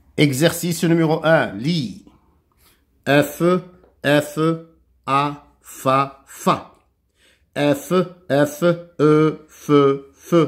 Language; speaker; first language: French; non-native, local second language; Arabic